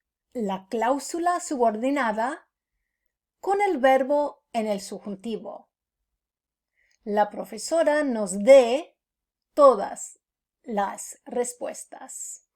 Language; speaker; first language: Spanish; non-native, fluent; English